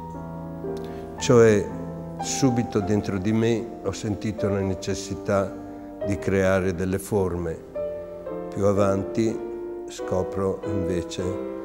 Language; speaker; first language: Italian; native; Italian